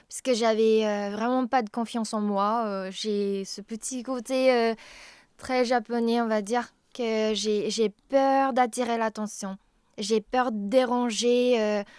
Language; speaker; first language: French; non-native, fluent; Japanese